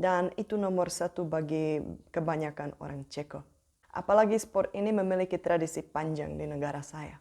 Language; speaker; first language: Indonesian; non-native, fluent; Czech